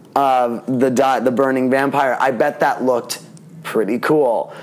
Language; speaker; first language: English; native; English